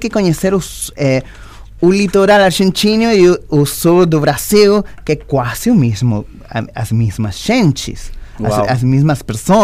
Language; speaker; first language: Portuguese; non-native, learner; Spanish